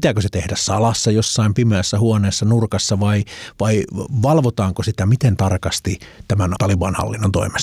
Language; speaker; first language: Finnish; native; Finnish